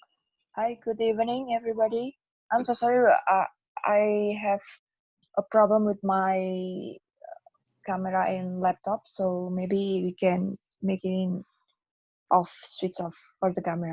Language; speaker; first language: English; non-native, fluent; Indonesian